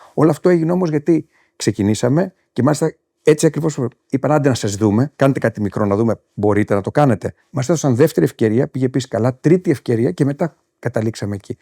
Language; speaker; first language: Greek; native; Greek